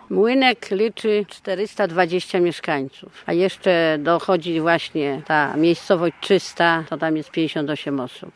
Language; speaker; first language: Polish; native; Polish